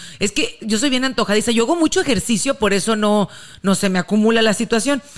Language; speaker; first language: Spanish; native; Spanish